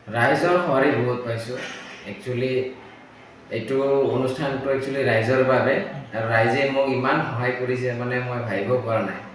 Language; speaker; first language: Assamese; non-native, local second language; Bangla